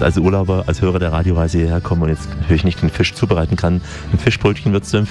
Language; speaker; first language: German; native; German